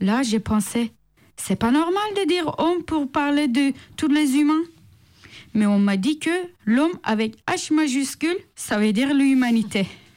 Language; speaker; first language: French; non-native, fluent; Turkish